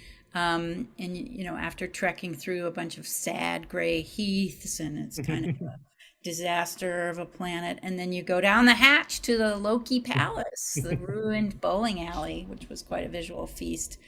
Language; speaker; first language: English; native; English